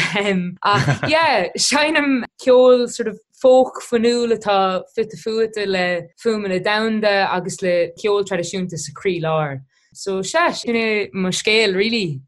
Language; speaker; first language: Irish; non-native, local second language; English